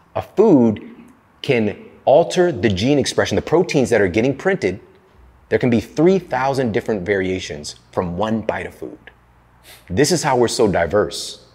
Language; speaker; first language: English; native; English